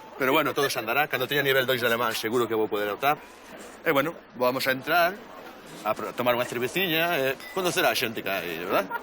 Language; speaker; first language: Galician; native; Galician